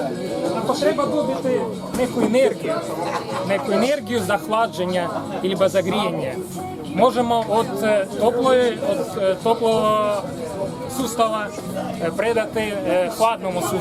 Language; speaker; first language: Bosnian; non-native, learner; Ukrainian